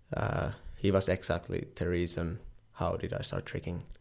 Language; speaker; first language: English; non-native, learner; Finnish